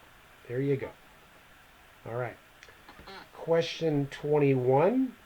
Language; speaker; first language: English; native; English